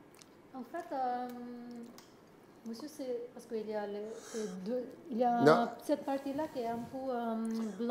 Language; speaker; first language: French; non-native, learner; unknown